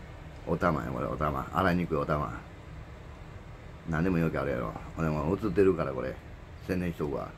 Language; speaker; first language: Japanese; native; Japanese